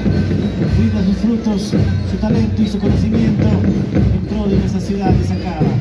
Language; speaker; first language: Spanish; native; Spanish